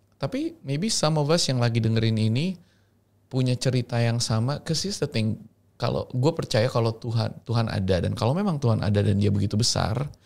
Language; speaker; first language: Indonesian; native; Indonesian